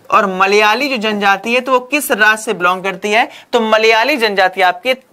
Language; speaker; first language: Hindi; native; Hindi